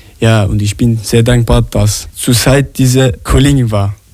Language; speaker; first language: German; non-native, learner; Arabic